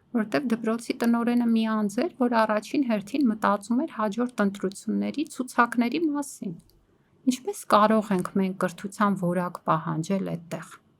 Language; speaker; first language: Armenian; native; Armenian